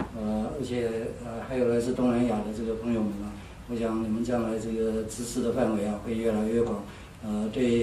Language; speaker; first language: Chinese; native; Chinese